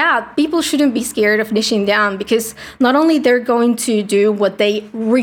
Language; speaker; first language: English; non-native, fluent; Spanish